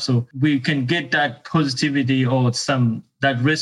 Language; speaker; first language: English; non-native, local second language; Ganda